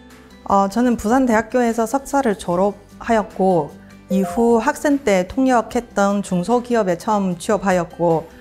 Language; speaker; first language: Korean; non-native, fluent; Chinese